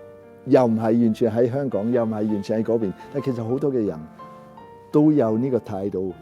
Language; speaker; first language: Cantonese; non-native, fluent; German